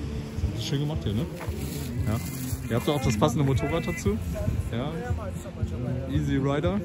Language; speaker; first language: German; native; German